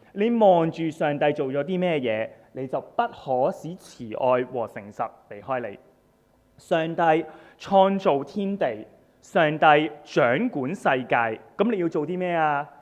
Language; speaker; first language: Cantonese; native; Cantonese